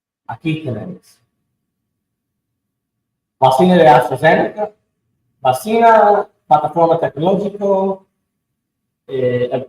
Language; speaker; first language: Spanish; non-native, fluent; English